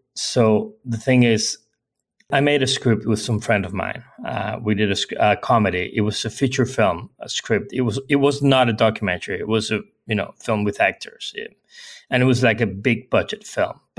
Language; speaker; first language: English; non-native, fluent; Spanish